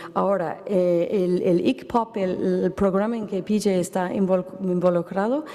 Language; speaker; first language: Spanish; non-native, fluent; English